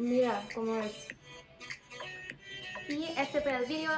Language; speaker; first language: Spanish; non-native, fluent; English